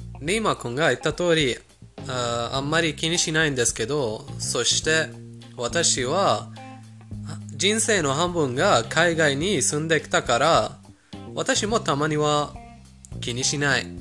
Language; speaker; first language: Japanese; non-native, fluent; Persian